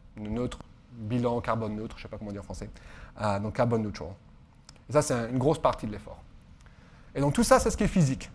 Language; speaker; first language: French; native; French